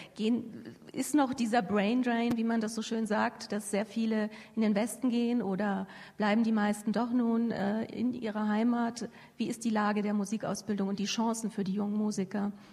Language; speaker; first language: German; native; German